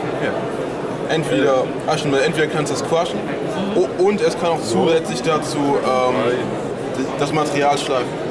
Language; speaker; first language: German; native; German